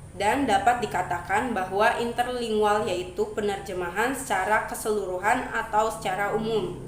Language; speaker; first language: Indonesian; non-native, local second language; Javanese